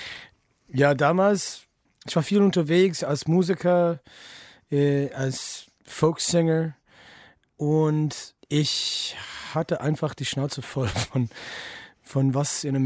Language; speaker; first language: German; non-native, fluent; English